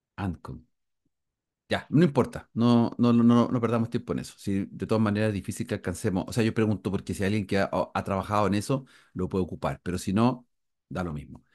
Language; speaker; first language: Spanish; native; Spanish